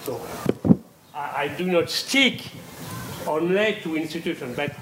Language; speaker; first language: English; non-native, fluent; French